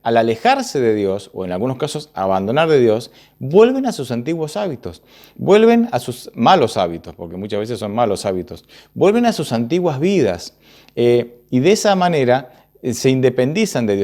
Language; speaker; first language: Spanish; native; Spanish